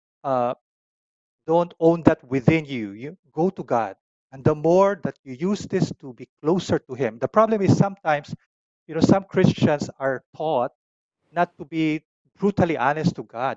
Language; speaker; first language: English; non-native, local second language; Filipino